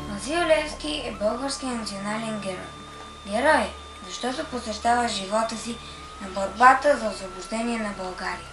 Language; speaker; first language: Bulgarian; native; Bulgarian